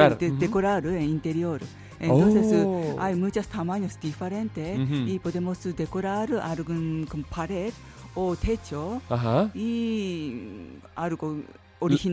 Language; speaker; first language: Spanish; non-native, learner; Japanese